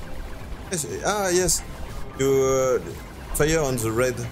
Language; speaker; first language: English; non-native, learner; French